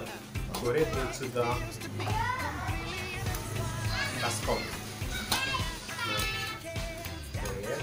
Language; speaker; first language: English; non-native, learner; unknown